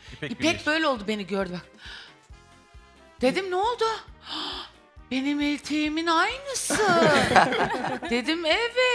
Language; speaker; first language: Turkish; native; Turkish